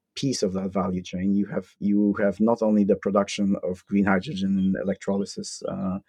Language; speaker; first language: English; non-native, fluent; Polish